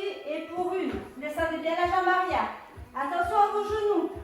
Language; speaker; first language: French; native; French